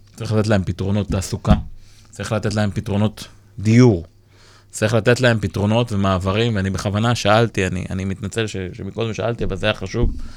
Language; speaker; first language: Hebrew; native; Hebrew